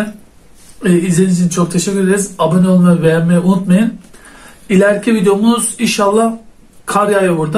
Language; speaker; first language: Turkish; native; Turkish